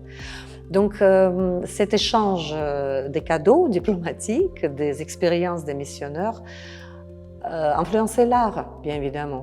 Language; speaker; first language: French; non-native, fluent; Russian